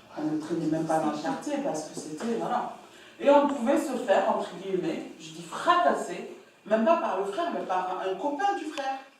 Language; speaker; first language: French; early bilingual, other home language; Arabic